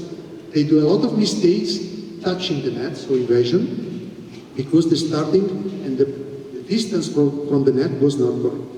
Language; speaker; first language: English; non-native, fluent; Italian